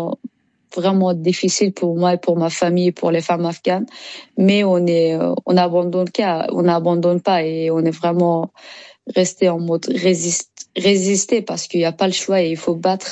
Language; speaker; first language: French; non-native, learner; Persian